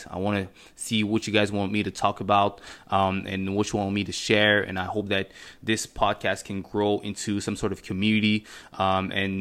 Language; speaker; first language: English; non-native, fluent; French